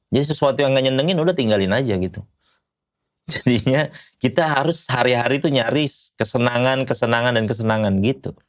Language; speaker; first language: Indonesian; native; Indonesian